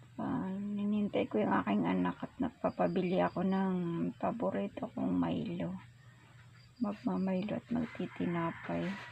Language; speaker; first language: Filipino; non-native, local second language; Cebuano